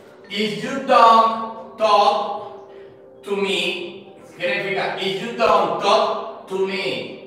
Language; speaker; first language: English; non-native, learner; Spanish